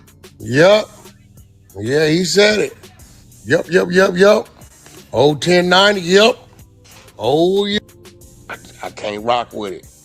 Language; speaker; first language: English; native; English